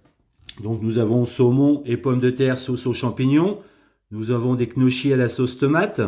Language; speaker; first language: French; native; French